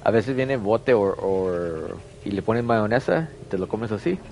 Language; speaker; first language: Spanish; early bilingual, heritage; Spanish